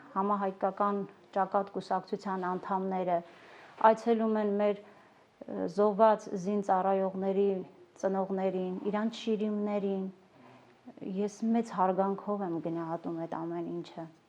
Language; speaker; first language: Armenian; non-native, local second language; Kurdish